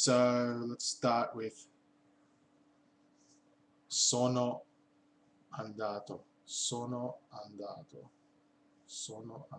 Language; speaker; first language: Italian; non-native, learner; English